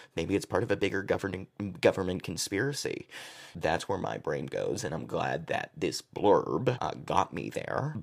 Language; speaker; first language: English; native; English